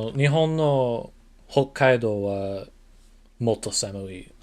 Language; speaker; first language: Japanese; non-native, learner; English